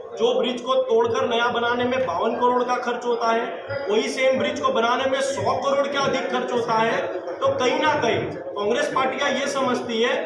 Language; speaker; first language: Hindi; non-native, local second language; Gujarati